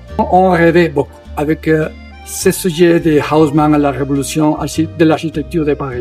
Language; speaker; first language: French; non-native, fluent; Spanish